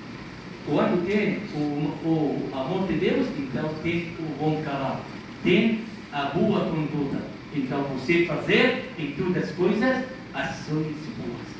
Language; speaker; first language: Portuguese; non-native, learner; Arabic